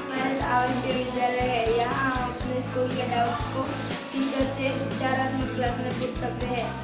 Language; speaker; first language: Hindi; non-native, local second language; Gujarati